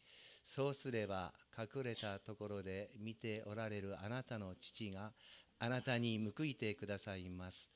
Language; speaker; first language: Japanese; native; Japanese